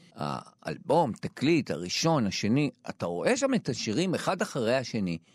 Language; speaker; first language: Hebrew; native; Hebrew